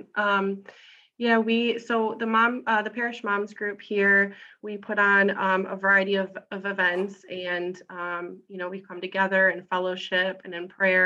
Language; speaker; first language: English; native; English